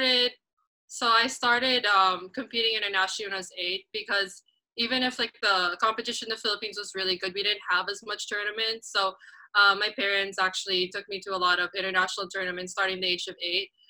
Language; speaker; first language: English; non-native, local second language; Filipino